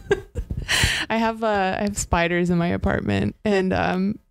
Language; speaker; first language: English; native; English